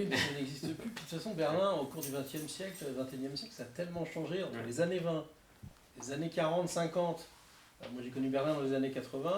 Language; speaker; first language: French; native; French